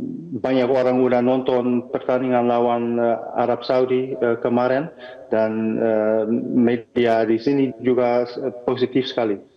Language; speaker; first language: Indonesian; non-native, fluent; Dutch